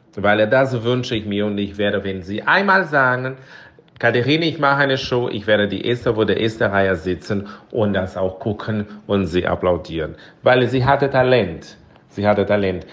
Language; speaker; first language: German; non-native, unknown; Portuguese